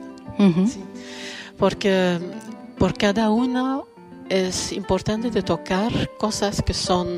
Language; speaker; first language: Spanish; non-native, learner; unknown